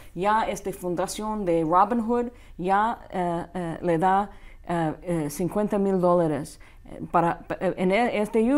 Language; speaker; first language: Spanish; non-native, fluent; English